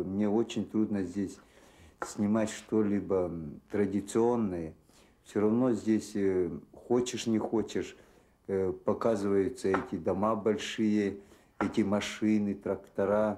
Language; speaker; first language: Russian; non-native, local second language; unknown